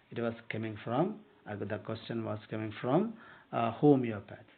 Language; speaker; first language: English; non-native, local second language; Malayalam